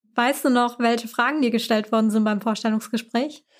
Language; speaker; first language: German; native; German